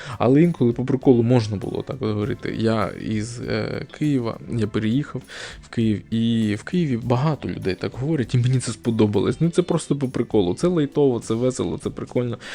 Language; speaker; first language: Ukrainian; non-native, local second language; Russian